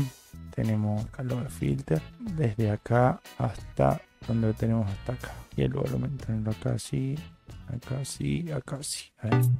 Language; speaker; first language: Spanish; native; Spanish